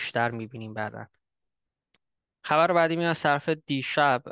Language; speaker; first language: Persian; early bilingual, heritage; Persian